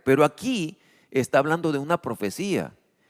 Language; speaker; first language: Spanish; native; Spanish